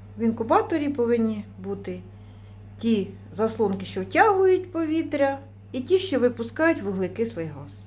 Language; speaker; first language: Ukrainian; native; Ukrainian